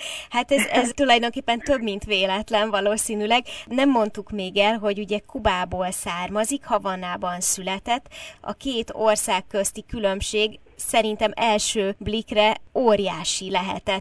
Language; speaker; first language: Hungarian; native; Hungarian